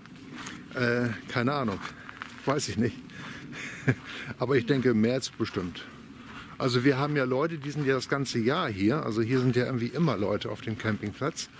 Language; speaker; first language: German; native; German